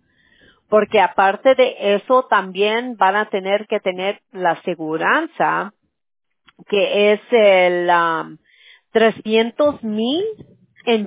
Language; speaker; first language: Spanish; early bilingual, other home language; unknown